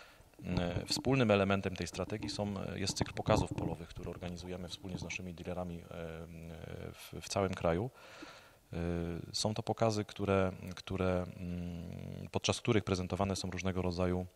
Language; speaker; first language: Polish; native; Polish